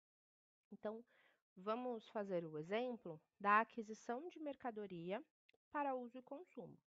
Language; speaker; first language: Portuguese; native; Portuguese